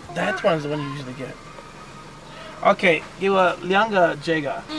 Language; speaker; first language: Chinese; non-native, learner; English